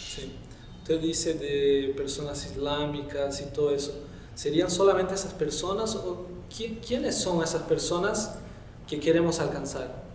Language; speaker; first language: Spanish; non-native, fluent; Portuguese